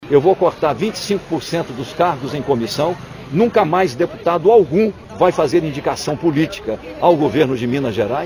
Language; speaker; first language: Portuguese; native; Portuguese